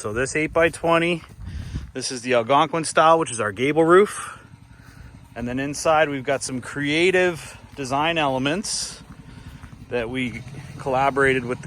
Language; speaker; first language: English; native; English